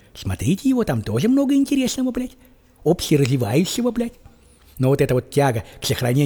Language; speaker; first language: Russian; native; Russian